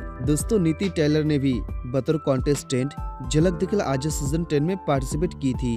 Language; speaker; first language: Hindi; native; Hindi